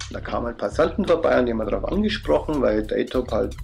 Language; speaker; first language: German; native; German